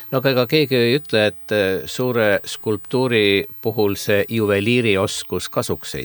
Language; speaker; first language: Estonian; native; Estonian